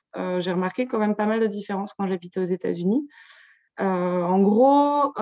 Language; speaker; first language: French; native; French